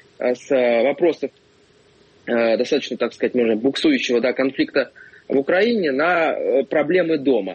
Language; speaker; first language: Russian; native; Russian